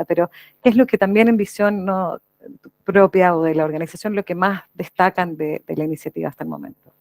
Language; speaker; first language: Spanish; native; Spanish